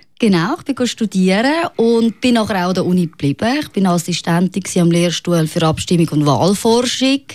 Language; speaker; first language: German; early bilingual, other home language; Swiss German